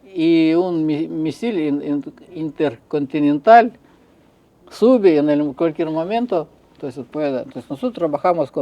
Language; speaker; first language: Spanish; non-native, fluent; Russian